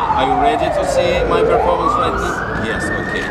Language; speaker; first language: English; non-native, learner; Russian